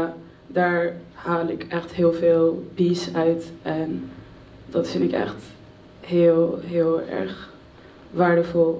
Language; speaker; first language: Dutch; early bilingual, other home language; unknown